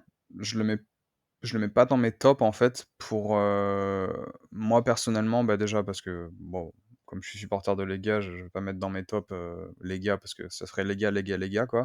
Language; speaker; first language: French; native; French